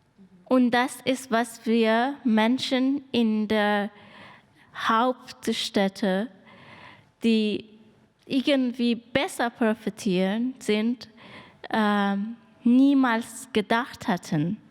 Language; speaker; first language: German; non-native, fluent; Persian